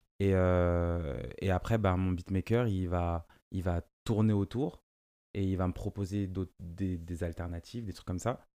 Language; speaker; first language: French; native; French